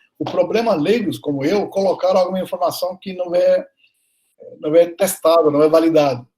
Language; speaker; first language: Portuguese; non-native, fluent; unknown